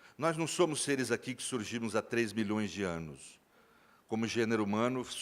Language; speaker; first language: Portuguese; native; Portuguese